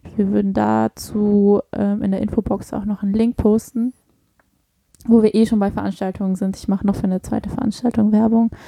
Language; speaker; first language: German; early bilingual, other home language; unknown